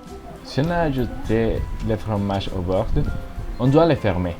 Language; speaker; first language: French; non-native, learner; Spanish